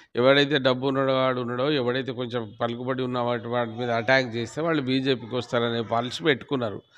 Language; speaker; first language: Telugu; non-native, local second language; Lambadi